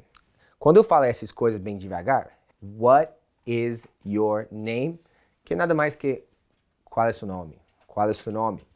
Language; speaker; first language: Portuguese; non-native, fluent; English